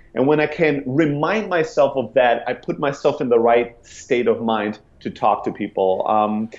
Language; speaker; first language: English; non-native, fluent; German